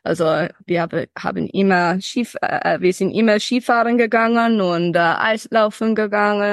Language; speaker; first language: German; early bilingual, heritage; English